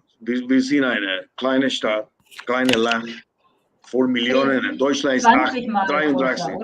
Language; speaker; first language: German; non-native, learner; Spanish